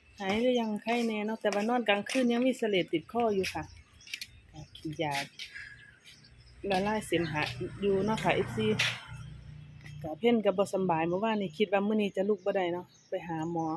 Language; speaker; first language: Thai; non-native, local second language; Lao